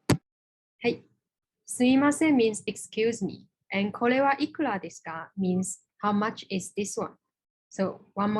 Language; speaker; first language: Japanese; non-native, fluent; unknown